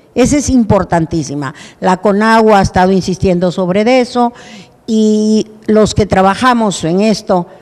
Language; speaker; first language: Spanish; native; Spanish